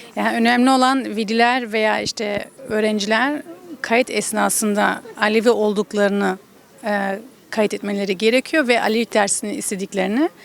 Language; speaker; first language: Turkish; early bilingual, heritage; Turkish